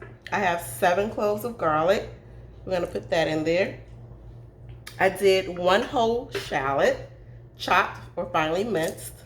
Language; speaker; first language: English; native; English